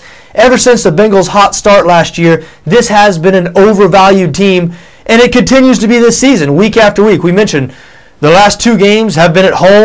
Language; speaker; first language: English; native; English